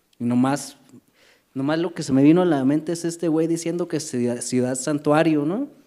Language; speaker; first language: Spanish; early bilingual, heritage; Spanish